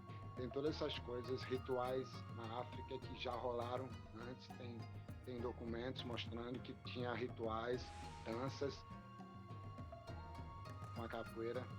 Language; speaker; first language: Portuguese; non-native, fluent; French